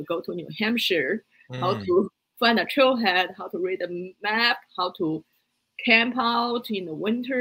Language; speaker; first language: English; non-native, fluent; Chinese